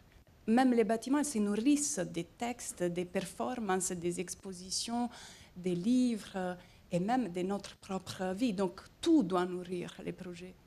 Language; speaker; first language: French; non-native, fluent; Italian